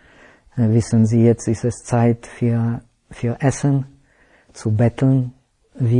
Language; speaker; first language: German; non-native, fluent; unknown